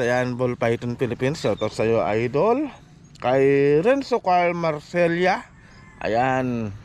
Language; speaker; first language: Filipino; non-native, local second language; Iloko